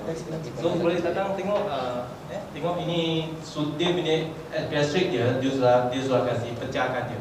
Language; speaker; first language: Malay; non-native, local second language; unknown